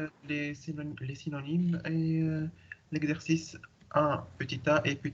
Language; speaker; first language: French; non-native, local second language; Arabic